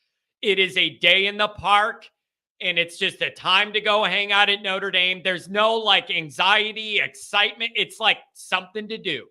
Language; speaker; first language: English; native; English